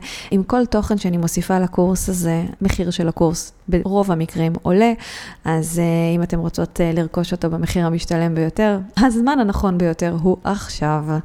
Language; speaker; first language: Hebrew; native; Hebrew